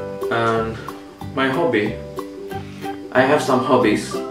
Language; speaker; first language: English; non-native, learner; Javanese